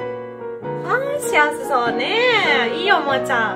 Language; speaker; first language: Japanese; non-native, fluent; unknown